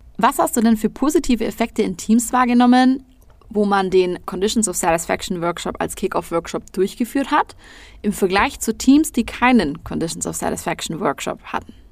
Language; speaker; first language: German; native; German